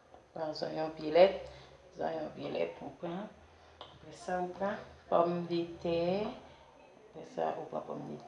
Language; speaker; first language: French; non-native, learner; Haitian Creole